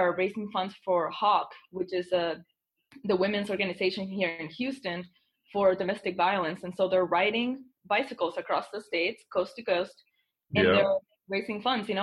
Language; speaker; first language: English; non-native, fluent; Spanish